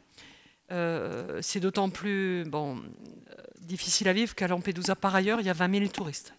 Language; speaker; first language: French; native; French